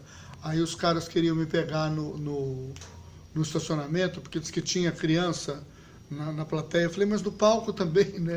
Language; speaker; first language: Portuguese; native; Portuguese